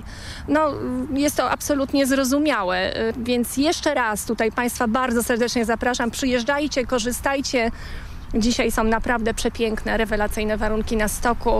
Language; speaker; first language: Polish; native; Polish